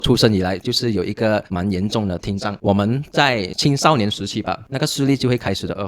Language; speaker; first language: Chinese; non-native, local second language; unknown